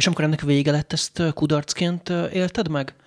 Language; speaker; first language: Hungarian; native; Hungarian